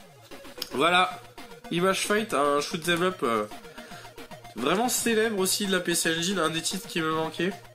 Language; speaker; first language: French; native; French